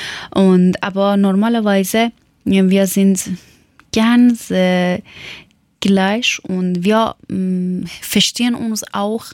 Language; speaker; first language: German; non-native, learner; Persian